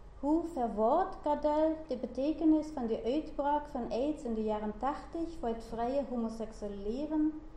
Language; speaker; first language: Dutch; non-native, learner; German